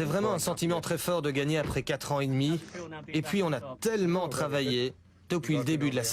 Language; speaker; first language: French; native; French